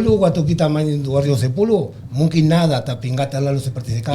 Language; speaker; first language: Indonesian; non-native, learner; Spanish